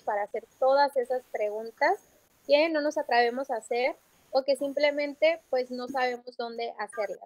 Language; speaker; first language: Spanish; native; Spanish